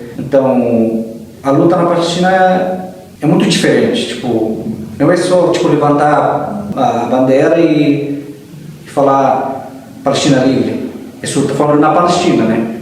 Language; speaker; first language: Portuguese; early bilingual, heritage; Arabic